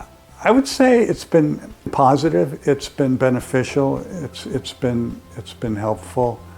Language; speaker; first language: English; native; English